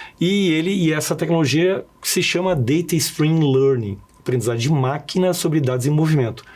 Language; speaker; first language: Portuguese; early bilingual, other home language; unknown